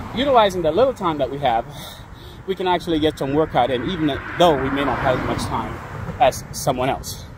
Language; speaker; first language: English; native; English